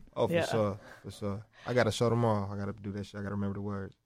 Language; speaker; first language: English; native; English